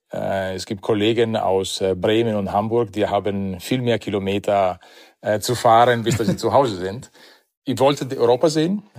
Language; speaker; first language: German; non-native, fluent; Italian